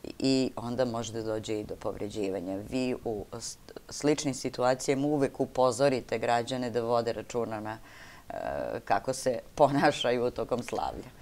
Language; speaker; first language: Serbian; native; Serbian